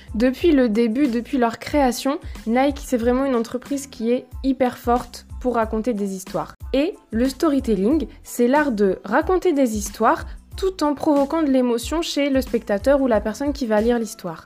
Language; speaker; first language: French; native; French